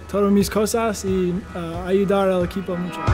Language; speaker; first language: Spanish; non-native, learner; English